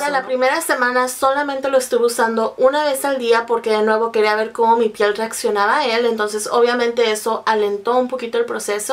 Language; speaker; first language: Spanish; native; Spanish